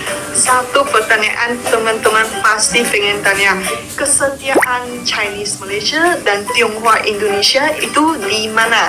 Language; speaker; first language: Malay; non-native, local second language; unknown